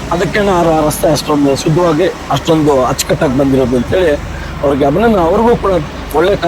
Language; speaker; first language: Kannada; native; Kannada